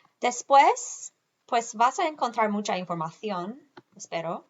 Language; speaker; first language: Spanish; non-native, fluent; English